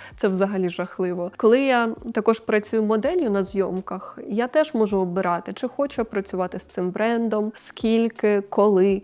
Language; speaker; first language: Ukrainian; non-native, local second language; Russian